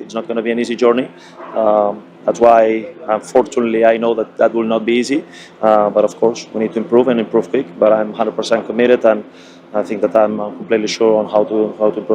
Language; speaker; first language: English; non-native, fluent; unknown